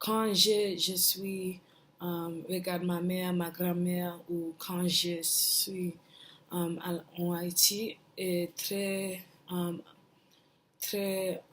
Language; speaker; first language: French; non-native, learner; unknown